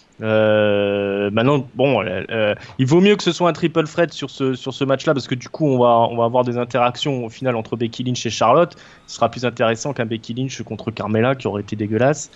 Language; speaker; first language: French; native; French